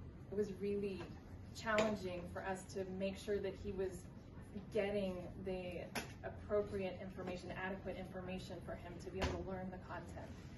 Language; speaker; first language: English; native; English